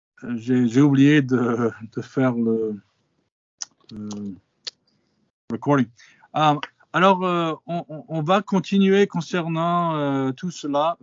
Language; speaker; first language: French; non-native, fluent; English